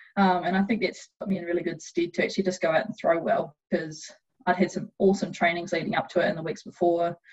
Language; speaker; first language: English; native; English